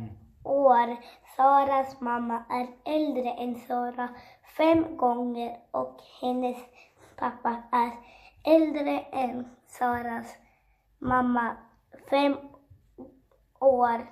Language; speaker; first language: Swedish; early bilingual, other home language; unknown